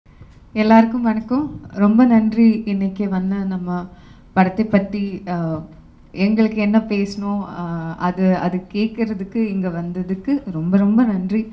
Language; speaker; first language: Tamil; non-native, local second language; Malayalam